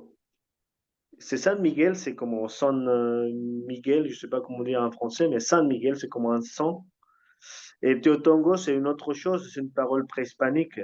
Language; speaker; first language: French; non-native, fluent; Spanish